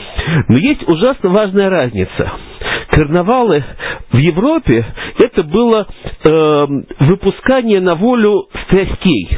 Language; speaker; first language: Russian; native; Russian